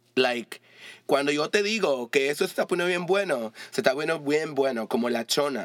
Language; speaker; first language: Spanish; early bilingual, heritage; Spanish